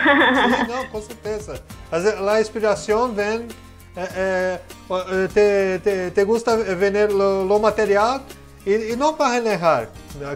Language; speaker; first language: Spanish; non-native, learner; Portuguese